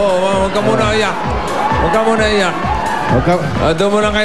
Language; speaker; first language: Filipino; native; Filipino